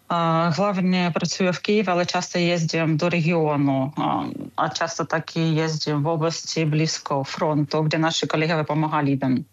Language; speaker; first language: Czech; non-native, fluent; Ukrainian